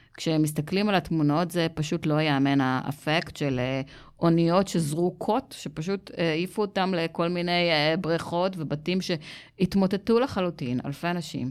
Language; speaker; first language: Hebrew; native; Hebrew